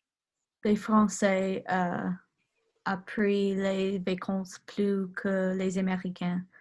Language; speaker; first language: French; non-native, learner; English